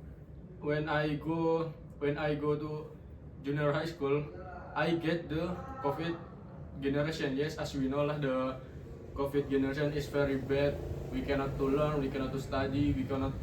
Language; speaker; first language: English; non-native, learner; Indonesian